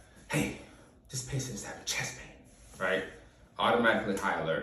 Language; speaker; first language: English; native; English